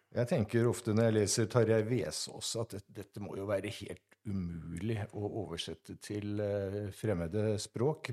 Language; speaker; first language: Norwegian; native; Norwegian